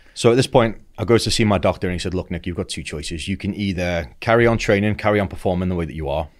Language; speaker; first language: English; native; English